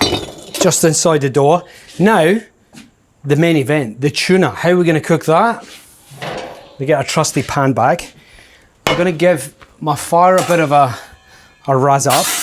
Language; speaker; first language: English; native; English